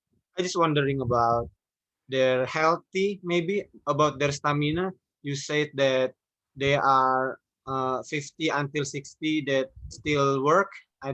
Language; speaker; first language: English; non-native, learner; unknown